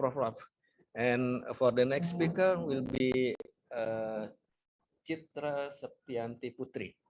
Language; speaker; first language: English; non-native, fluent; Indonesian